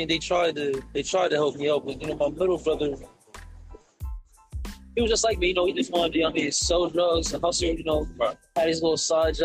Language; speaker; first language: English; native; English